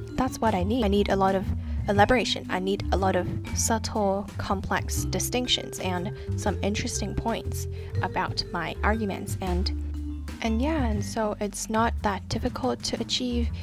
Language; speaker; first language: English; non-native, local second language; Cantonese